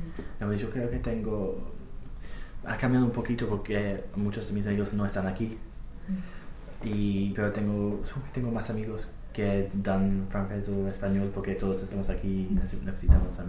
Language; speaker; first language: Spanish; non-native, fluent; English